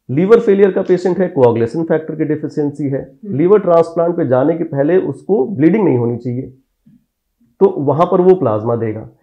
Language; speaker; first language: Hindi; native; Hindi